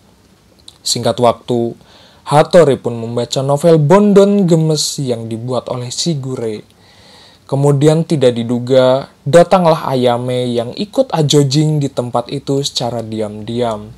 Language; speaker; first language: Indonesian; native; Indonesian